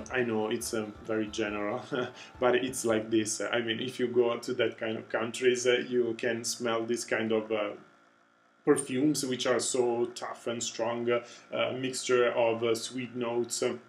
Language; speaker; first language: English; non-native, fluent; Italian